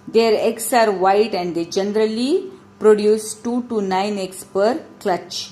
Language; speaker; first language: English; non-native, local second language; Kannada